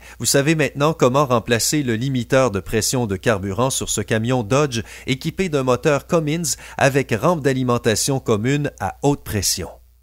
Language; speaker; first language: French; native; French